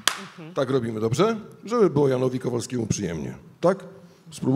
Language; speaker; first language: Polish; native; Polish